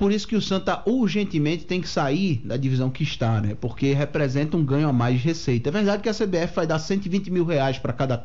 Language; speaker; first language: Portuguese; native; Portuguese